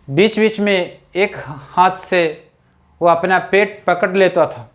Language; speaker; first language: Hindi; non-native, local second language; Malayalam